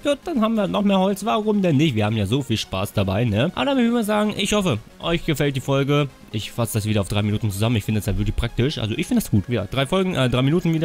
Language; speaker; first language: German; native; German